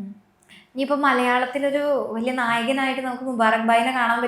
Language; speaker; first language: Malayalam; native; Malayalam